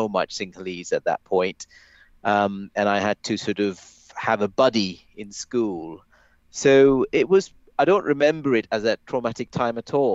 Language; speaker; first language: English; native; English